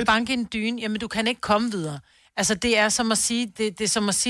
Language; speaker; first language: Danish; native; Danish